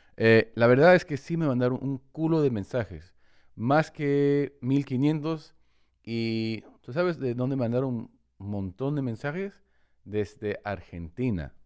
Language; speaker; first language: Spanish; early bilingual, heritage; Spanish